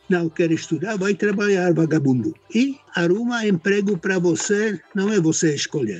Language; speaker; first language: Portuguese; non-native, fluent; Czech